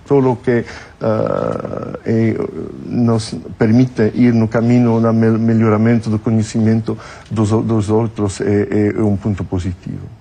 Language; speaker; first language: Portuguese; non-native, fluent; French